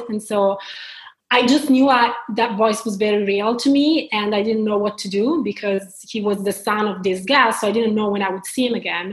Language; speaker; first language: English; non-native, fluent; Italian